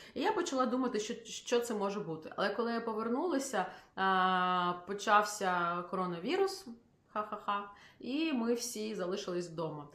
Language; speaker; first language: Ukrainian; non-native, local second language; Russian